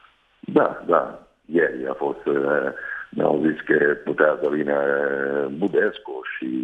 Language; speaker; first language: Romanian; non-native, fluent; Italian